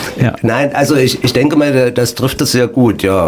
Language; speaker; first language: German; native; German